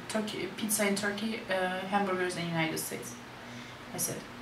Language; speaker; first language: English; non-native, fluent; Turkish